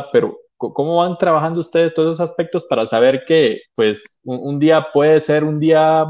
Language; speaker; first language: Spanish; native; Spanish